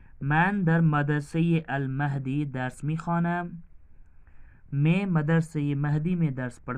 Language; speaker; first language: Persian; non-native, fluent; Urdu